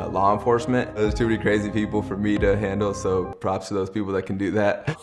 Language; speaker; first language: English; native; English